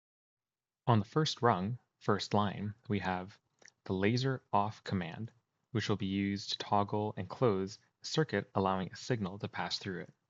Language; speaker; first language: English; native; English